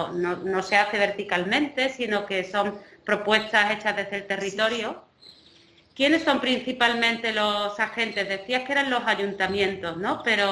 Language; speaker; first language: Spanish; native; Spanish